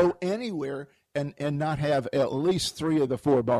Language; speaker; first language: English; native; English